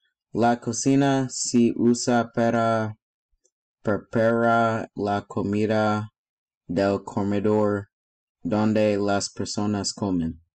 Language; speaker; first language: Spanish; non-native, learner; English